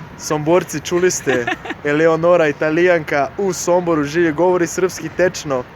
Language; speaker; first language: Serbian; non-native, fluent; Portuguese